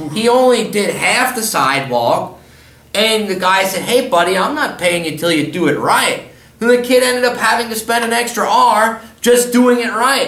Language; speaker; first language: English; early bilingual, other home language; German